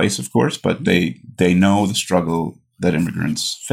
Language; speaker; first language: English; native; English